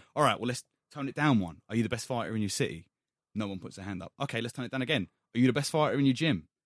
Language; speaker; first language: English; native; English